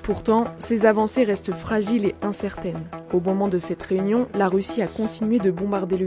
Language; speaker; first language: French; native; French